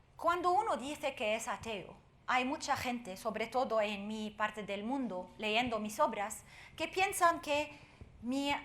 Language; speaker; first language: Spanish; non-native, fluent; Arabic